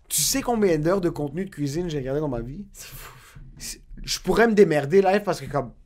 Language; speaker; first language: French; native; French